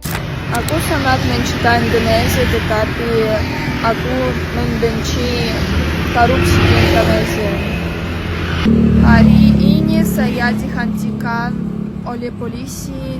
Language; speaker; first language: Indonesian; non-native, fluent; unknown